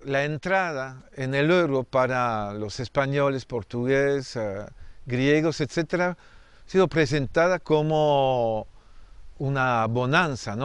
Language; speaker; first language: Spanish; non-native, fluent; French